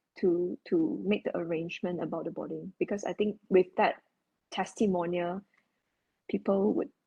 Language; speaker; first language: English; non-native, local second language; Chinese